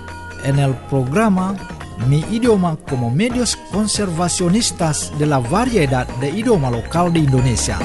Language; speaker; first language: Spanish; non-native, fluent; Indonesian